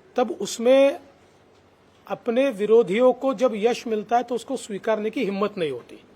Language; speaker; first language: Hindi; non-native, local second language; Marathi